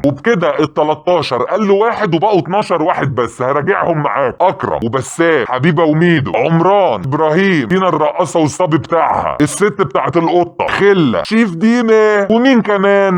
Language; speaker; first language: Arabic; native; Arabic